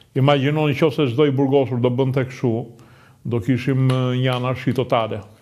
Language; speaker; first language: Albanian; native; Albanian